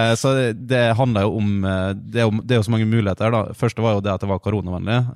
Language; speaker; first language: Norwegian; early bilingual, other home language; Russian